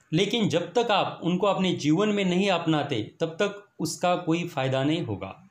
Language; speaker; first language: Hindi; non-native, local second language; Marathi